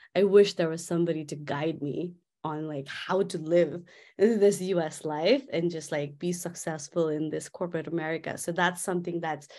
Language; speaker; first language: English; non-native, local second language; Nepali